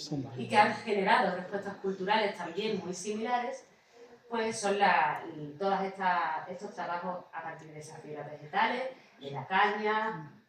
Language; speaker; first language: Spanish; native; Spanish